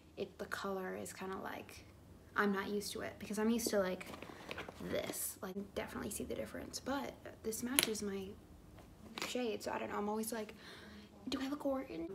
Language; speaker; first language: English; native; English